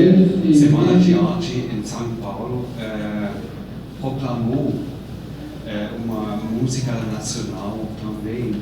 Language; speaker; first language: Portuguese; non-native, fluent; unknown